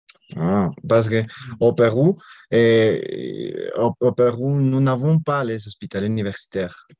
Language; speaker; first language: French; non-native, learner; Spanish